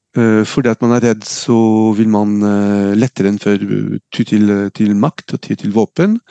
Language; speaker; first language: Norwegian; non-native, fluent; French